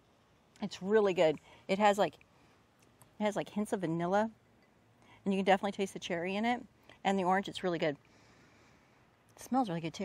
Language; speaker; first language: English; native; English